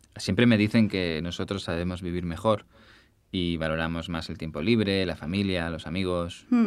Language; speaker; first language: Spanish; native; Spanish